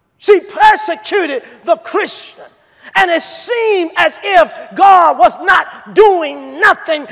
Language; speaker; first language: English; native; English